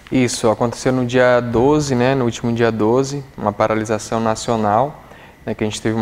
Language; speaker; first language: Portuguese; native; Portuguese